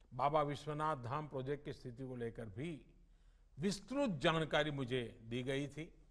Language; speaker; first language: Hindi; non-native, local second language; Gujarati